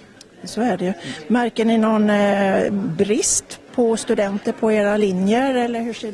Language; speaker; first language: Swedish; native; Swedish